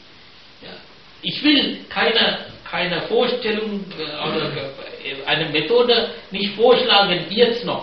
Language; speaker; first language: German; non-native, fluent; Sinhala